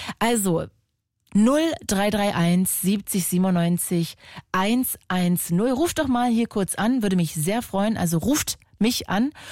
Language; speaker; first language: German; native; German